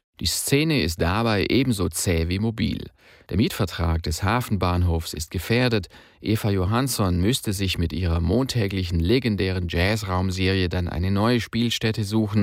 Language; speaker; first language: German; native; German